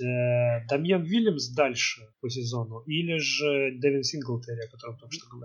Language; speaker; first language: Russian; native; Russian